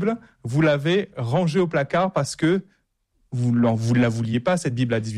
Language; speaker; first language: French; native; French